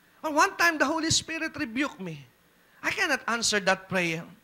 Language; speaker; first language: English; non-native, local second language; Filipino